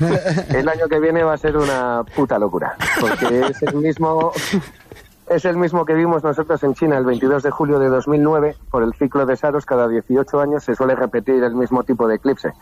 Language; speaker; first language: Spanish; native; Spanish